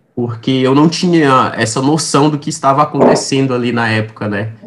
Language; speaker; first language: Portuguese; native; Portuguese